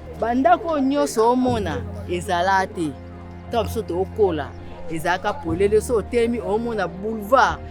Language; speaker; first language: Lingala; native; Lingala